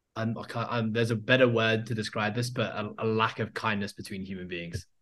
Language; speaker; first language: English; native; English